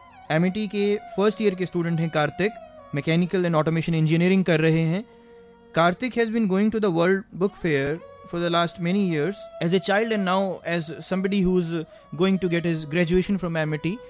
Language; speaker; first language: Hindi; native; Hindi